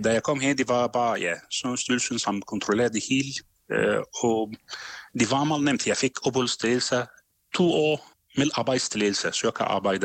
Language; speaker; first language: Danish; non-native, fluent; Arabic